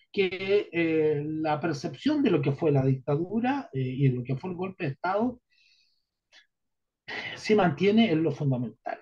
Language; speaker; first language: Spanish; native; Spanish